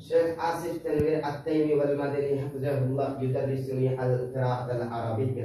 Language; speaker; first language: Arabic; non-native, learner; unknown